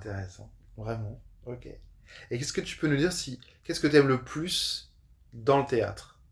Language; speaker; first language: French; native; French